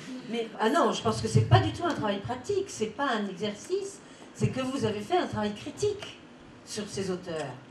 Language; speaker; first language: French; native; French